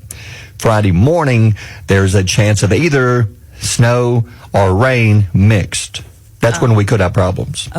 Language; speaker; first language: English; native; English